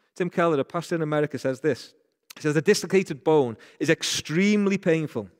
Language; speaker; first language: English; native; English